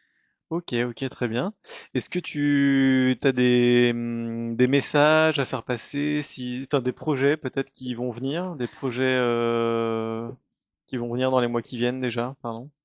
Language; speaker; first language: French; native; French